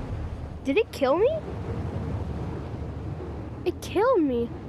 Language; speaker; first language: English; native; English